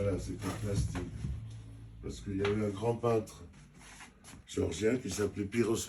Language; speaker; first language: French; non-native, fluent; Georgian